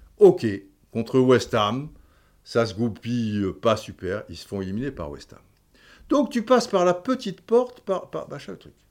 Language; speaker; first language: French; native; French